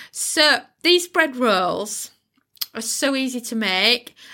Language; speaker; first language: English; native; English